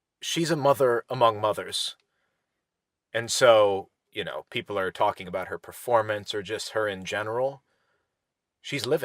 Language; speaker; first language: English; native; English